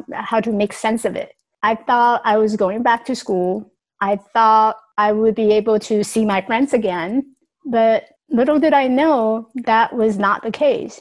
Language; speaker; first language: English; non-native, fluent; Chinese